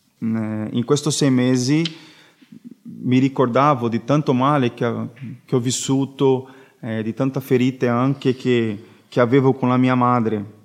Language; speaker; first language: Italian; non-native, learner; Portuguese